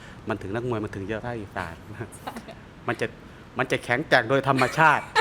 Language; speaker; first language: Thai; native; Thai